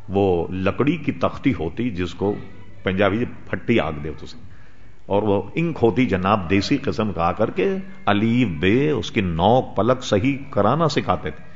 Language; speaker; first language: Urdu; native; Urdu